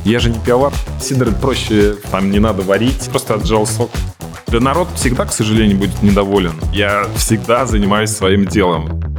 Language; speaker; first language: Russian; native; Russian